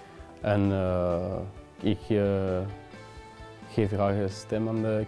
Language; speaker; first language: Dutch; non-native, local second language; French